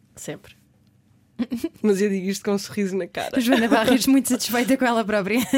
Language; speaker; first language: Portuguese; native; Portuguese